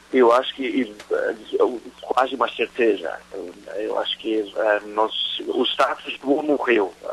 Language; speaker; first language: Portuguese; non-native, fluent; German